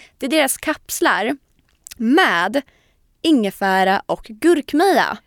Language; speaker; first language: Swedish; native; Swedish